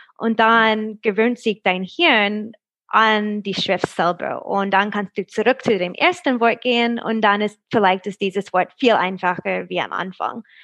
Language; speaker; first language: German; non-native, fluent; English